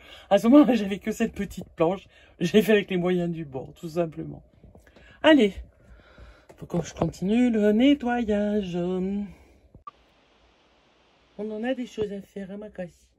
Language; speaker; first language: French; native; French